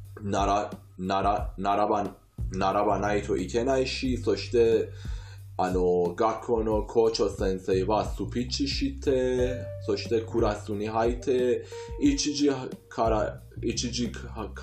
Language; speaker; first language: Japanese; non-native, fluent; Persian